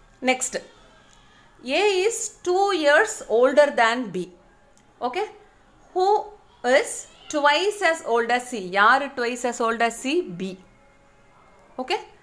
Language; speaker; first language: English; non-native, local second language; Tamil